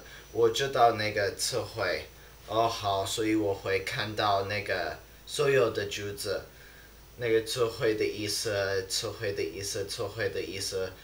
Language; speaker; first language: Chinese; non-native, learner; English